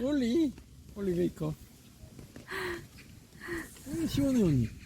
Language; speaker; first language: Korean; native; Korean